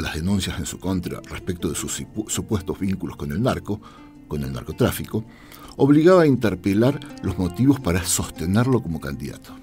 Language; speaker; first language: Spanish; native; Spanish